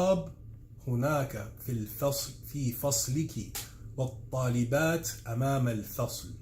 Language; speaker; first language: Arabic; non-native, fluent; English